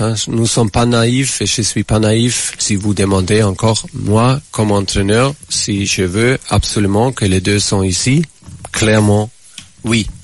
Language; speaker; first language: French; non-native, learner; German